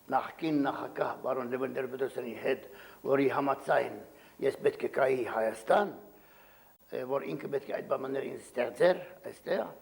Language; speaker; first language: Armenian; early bilingual, heritage; Armenian